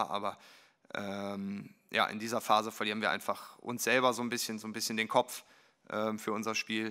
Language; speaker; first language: German; native; German